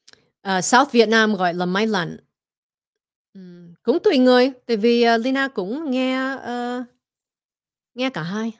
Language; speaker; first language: Vietnamese; early bilingual, heritage; Vietnamese